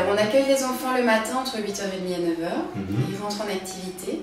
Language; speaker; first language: French; native; French